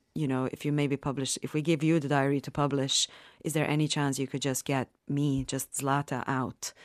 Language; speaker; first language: English; non-native, fluent; Bosnian